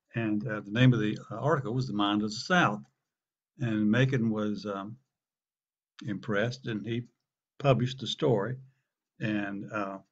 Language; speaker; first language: English; native; English